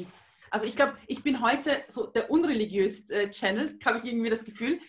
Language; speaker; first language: German; early bilingual, other home language; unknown